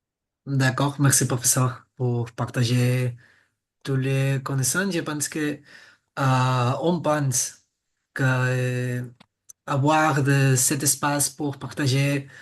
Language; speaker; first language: French; non-native, fluent; Catalan